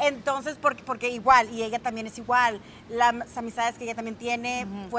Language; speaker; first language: Spanish; early bilingual, other home language; English